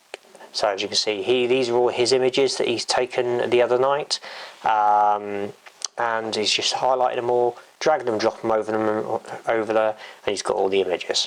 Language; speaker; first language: English; native; English